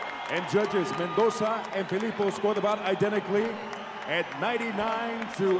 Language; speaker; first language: English; native; English